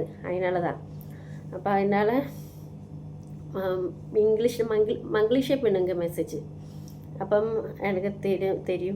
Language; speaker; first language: Tamil; non-native, local second language; Malayalam